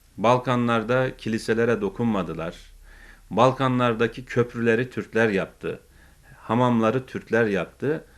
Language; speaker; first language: Turkish; native; Turkish